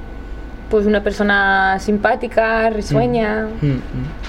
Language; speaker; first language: Spanish; native; Spanish